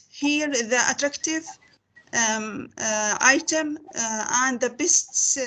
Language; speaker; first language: English; non-native, learner; Arabic